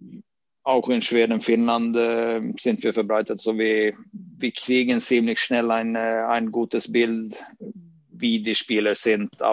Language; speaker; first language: German; non-native, fluent; Swedish